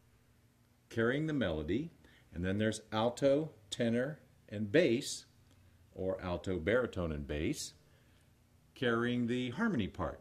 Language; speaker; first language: English; native; English